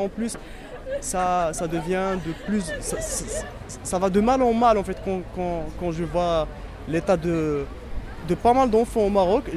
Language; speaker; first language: French; non-native, local second language; Arabic